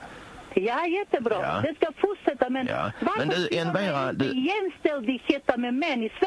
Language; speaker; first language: Swedish; non-native, fluent; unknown